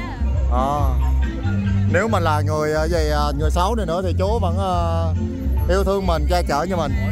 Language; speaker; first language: Vietnamese; native; Vietnamese